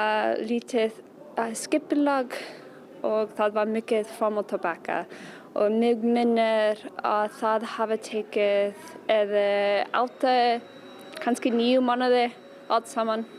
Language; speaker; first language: Icelandic; non-native, fluent; English